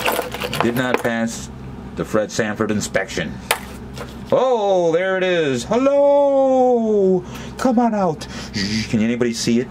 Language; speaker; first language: English; native; English